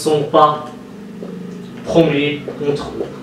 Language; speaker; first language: French; non-native, local second language; Arabic